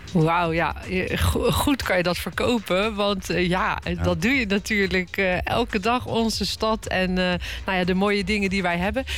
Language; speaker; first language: Dutch; native; Dutch